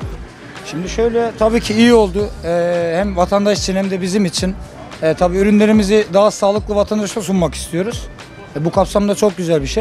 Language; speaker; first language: Turkish; native; Turkish